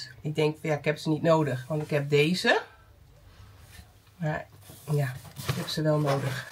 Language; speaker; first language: Dutch; native; Dutch